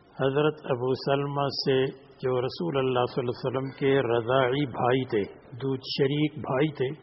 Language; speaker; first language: Urdu; native; Urdu